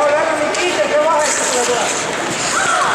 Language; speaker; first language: Russian; native; Russian